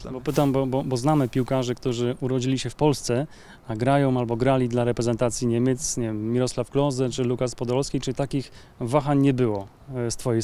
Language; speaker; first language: Polish; native; Polish